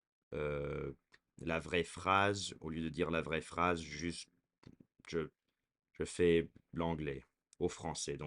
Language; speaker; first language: French; early bilingual, heritage; French